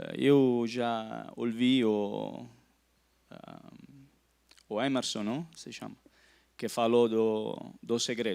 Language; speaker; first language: Portuguese; non-native, fluent; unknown